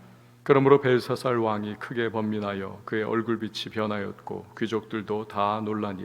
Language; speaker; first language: Korean; native; Korean